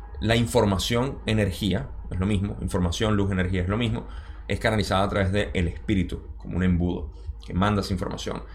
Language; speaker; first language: Spanish; early bilingual, heritage; Spanish